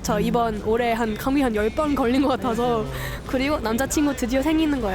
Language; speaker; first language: Korean; non-native, fluent; German